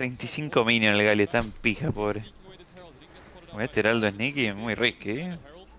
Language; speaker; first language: Spanish; native; Spanish